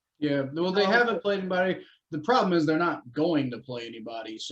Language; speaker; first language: English; native; English